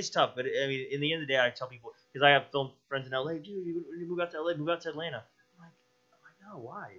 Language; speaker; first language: English; native; English